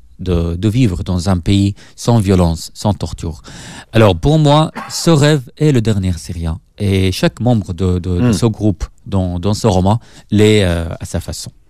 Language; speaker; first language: French; non-native, fluent; Arabic